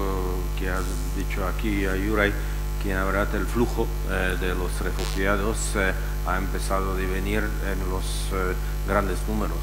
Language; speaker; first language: Spanish; non-native, fluent; Czech